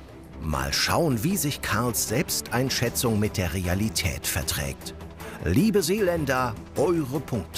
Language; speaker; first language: German; native; German